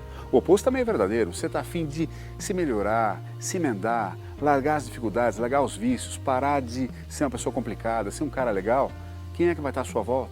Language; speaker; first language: Portuguese; native; Portuguese